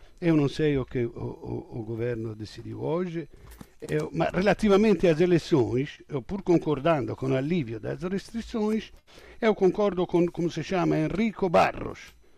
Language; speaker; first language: Portuguese; non-native, fluent; Italian